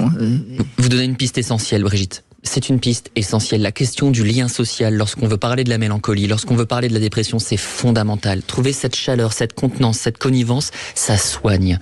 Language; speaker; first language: French; native; French